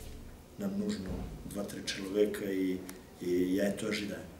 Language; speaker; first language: Russian; non-native, learner; Serbian